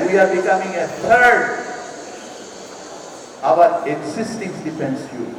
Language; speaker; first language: English; non-native, local second language; Bangla